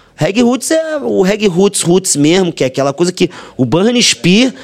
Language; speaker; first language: Portuguese; native; Portuguese